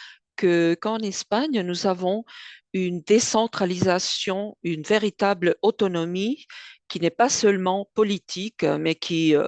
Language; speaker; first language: French; non-native, fluent; Spanish